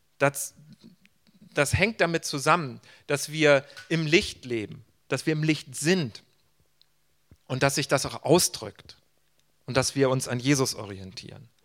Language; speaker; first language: German; native; German